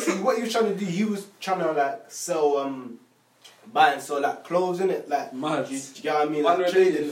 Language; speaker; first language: English; native; English